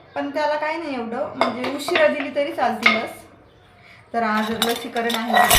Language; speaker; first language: Marathi; non-native, local second language; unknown